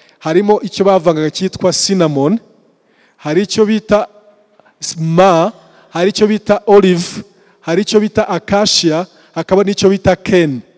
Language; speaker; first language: Kinyarwanda; early bilingual, heritage; Kinyarwanda